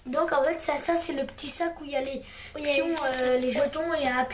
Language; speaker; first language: French; native; French